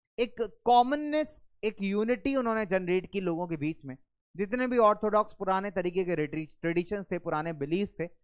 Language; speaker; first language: Hindi; native; Hindi